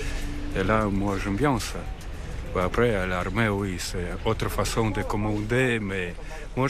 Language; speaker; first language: French; non-native, learner; Russian